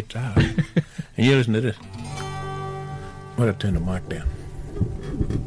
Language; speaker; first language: English; native; English